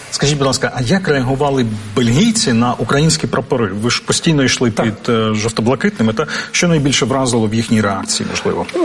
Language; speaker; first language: Ukrainian; native; Ukrainian